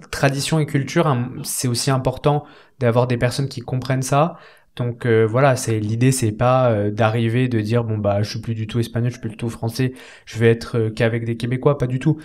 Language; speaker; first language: French; native; French